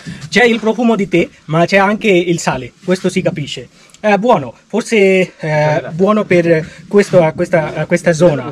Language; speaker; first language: Italian; non-native, fluent; Bangla